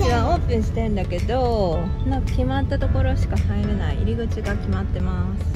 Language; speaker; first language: Japanese; native; Japanese